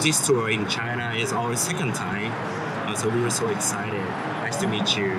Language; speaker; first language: English; non-native, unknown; Japanese